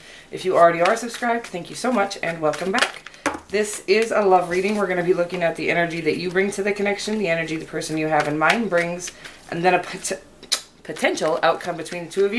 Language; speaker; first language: English; native; English